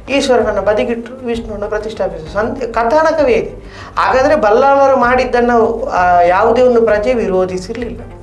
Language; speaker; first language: Kannada; non-native, local second language; Tulu